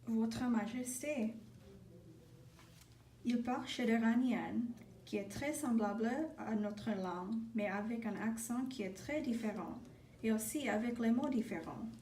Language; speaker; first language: French; non-native, learner; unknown